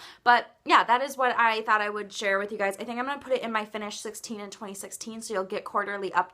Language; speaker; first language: English; native; English